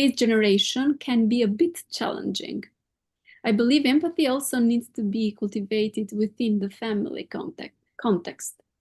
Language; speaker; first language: English; non-native, fluent; Albanian